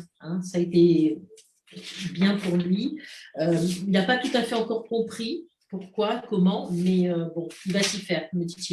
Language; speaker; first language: French; native; French